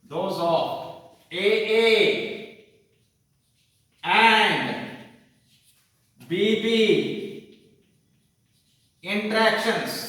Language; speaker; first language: English; non-native, local second language; Kannada